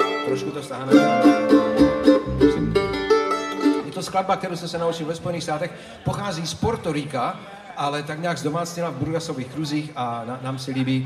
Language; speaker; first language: Czech; native; Czech